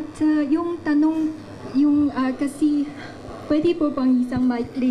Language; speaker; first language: Filipino; non-native, learner; Chinese